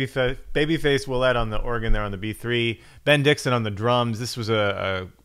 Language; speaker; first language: English; native; English